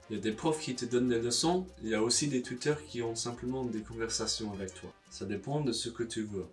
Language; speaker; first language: French; non-native, learner; English